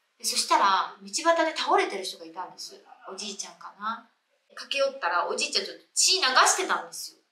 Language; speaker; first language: Japanese; early bilingual, other home language; Vietnamese